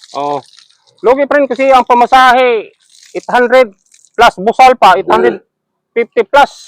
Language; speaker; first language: Filipino; non-native, local second language; Cebuano